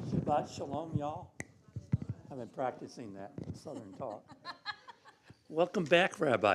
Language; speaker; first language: English; native; English